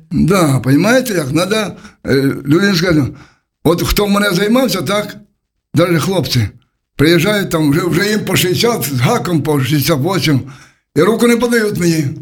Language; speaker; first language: Ukrainian; native; Ukrainian